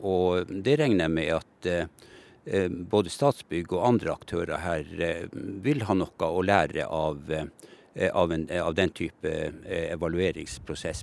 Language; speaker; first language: Norwegian; native; Norwegian